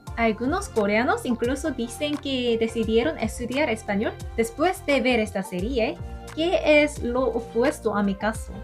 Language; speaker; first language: Spanish; non-native, learner; Korean